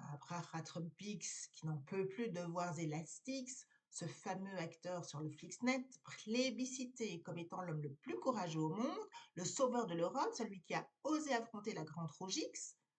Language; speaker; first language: French; native; French